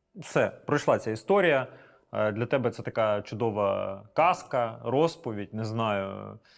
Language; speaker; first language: Ukrainian; native; Ukrainian